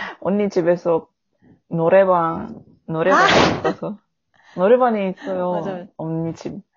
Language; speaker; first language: Korean; non-native, learner; Japanese